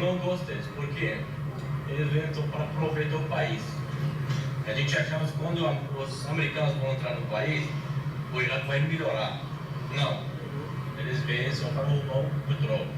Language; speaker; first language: Portuguese; non-native, fluent; Arabic